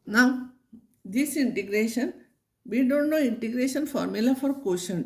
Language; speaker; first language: English; non-native, local second language; Marathi